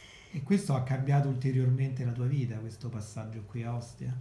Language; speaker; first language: Italian; native; Italian